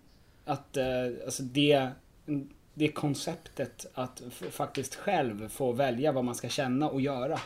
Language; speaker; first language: Swedish; native; Swedish